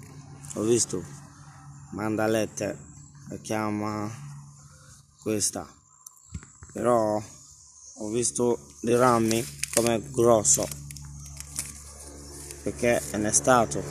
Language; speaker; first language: Italian; non-native, learner; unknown